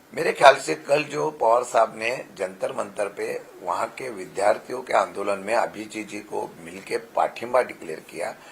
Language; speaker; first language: Hindi; non-native, local second language; Marathi